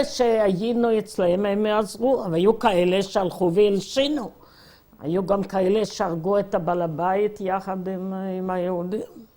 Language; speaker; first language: Hebrew; non-native, fluent; Yiddish